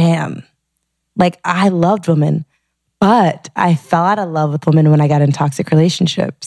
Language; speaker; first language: English; native; English